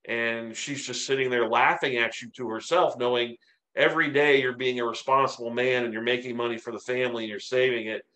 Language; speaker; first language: English; native; English